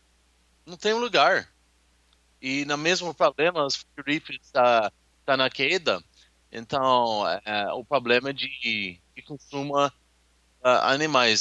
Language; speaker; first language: Portuguese; non-native, learner; English